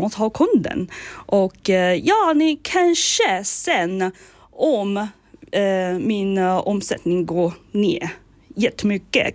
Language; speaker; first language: Swedish; non-native, learner; Chinese